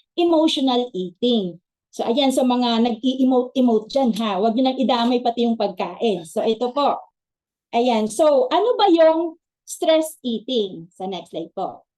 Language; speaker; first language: Filipino; native; Filipino